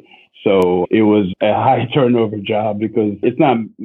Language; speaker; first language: English; non-native, local second language; Kinyarwanda